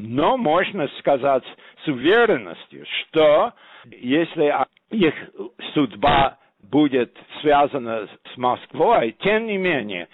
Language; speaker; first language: Russian; non-native, fluent; English